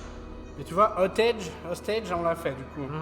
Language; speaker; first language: French; native; French